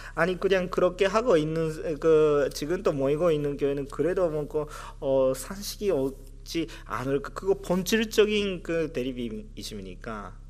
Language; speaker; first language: Korean; non-native, fluent; Japanese